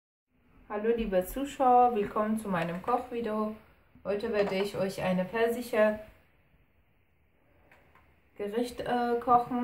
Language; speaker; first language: German; non-native, fluent; Persian